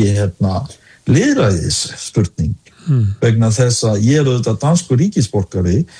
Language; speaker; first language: Icelandic; early bilingual, other home language; Danish